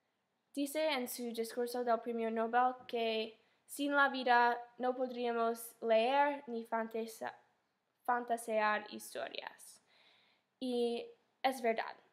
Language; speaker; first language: Spanish; non-native, fluent; English